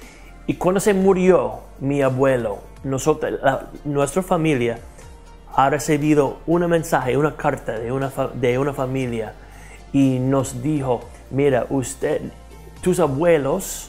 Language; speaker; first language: Spanish; non-native, fluent; English